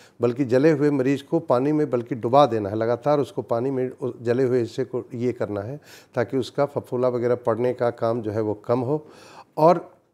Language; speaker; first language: Hindi; native; Hindi